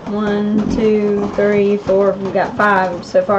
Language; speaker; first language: English; native; English